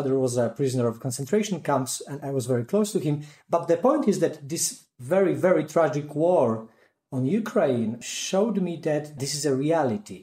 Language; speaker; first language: English; non-native, fluent; Polish